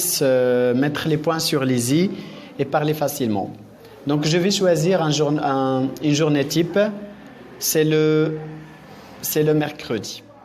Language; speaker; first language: French; non-native, local second language; Arabic